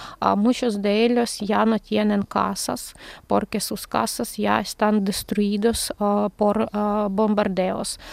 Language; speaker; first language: Spanish; non-native, learner; Ukrainian